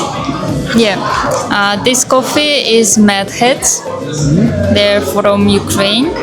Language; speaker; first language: English; non-native, learner; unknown